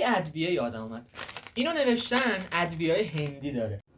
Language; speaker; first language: Persian; native; Persian